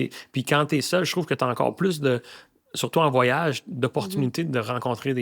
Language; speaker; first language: French; native; French